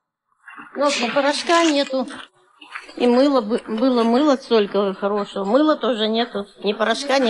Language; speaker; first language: Russian; native; Russian